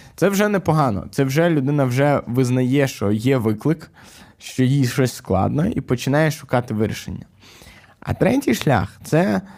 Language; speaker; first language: Ukrainian; native; Ukrainian